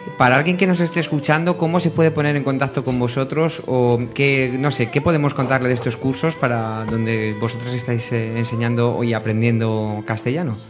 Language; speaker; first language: Spanish; native; Spanish